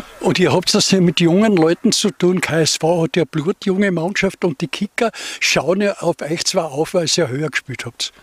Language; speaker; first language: German; native; German